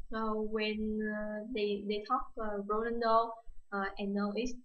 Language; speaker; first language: English; non-native, learner; Vietnamese